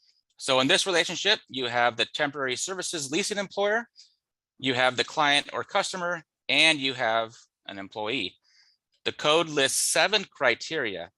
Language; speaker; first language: English; native; English